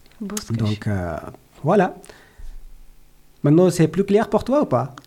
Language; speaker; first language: French; non-native, learner; Persian